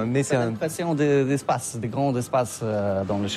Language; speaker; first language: French; non-native, learner; Polish